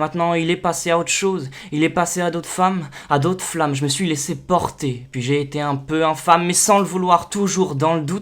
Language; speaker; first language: French; native; French